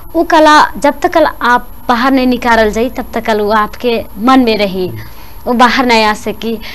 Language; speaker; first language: Bhojpuri; non-native, local second language; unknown